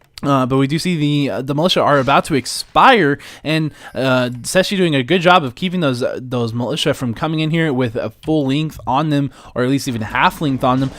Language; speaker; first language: English; native; English